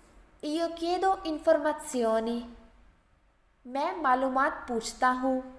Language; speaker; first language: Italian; non-native, fluent; Urdu